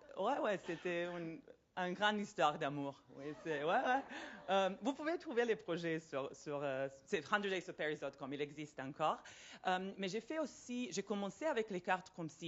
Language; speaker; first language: French; non-native, fluent; Serbian